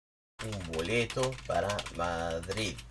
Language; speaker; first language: Spanish; non-native, learner; English